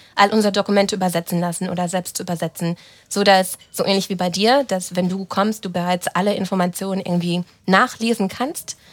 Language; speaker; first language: German; early bilingual, other home language; Romanian